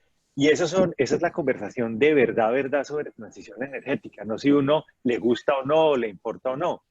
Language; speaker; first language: Spanish; native; Spanish